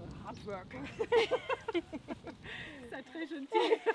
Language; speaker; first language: French; non-native, fluent; Portuguese